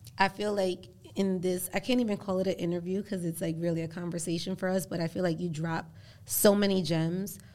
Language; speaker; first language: English; early bilingual, other home language; Spanish